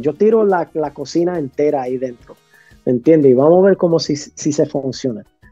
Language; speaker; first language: Spanish; early bilingual, heritage; English